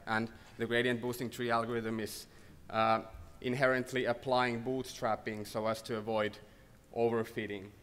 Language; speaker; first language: English; non-native, fluent; Finnish